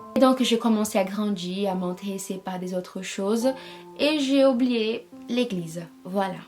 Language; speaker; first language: French; non-native, fluent; Portuguese